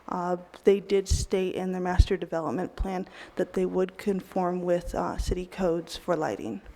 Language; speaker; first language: English; native; English